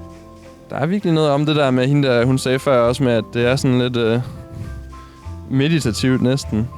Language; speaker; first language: Danish; native; Danish